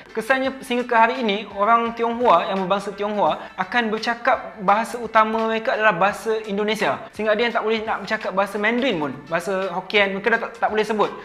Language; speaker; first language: Malay; native; Malay